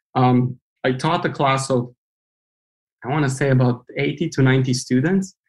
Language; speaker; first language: English; non-native, fluent; Romanian